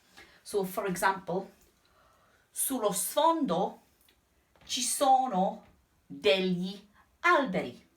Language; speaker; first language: Italian; non-native, fluent; English